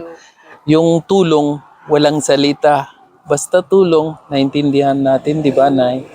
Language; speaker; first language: Filipino; non-native, learner; Urdu